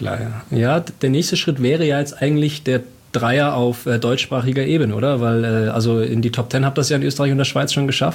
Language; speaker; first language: German; native; German